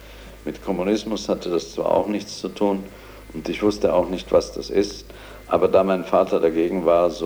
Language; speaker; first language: German; native; German